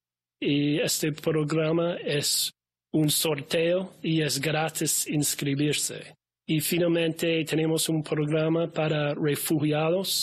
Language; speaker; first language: Spanish; non-native, fluent; English